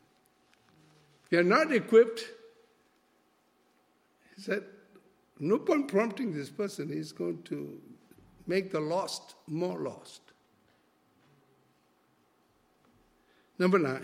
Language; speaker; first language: English; non-native, local second language; Malay